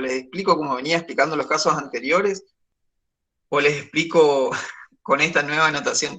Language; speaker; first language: Spanish; native; Spanish